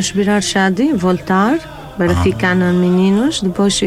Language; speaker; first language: Portuguese; non-native, learner; Arabic